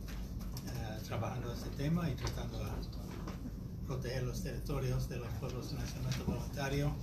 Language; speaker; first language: Spanish; non-native, fluent; English